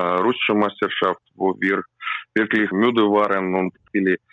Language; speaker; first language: German; non-native, learner; Russian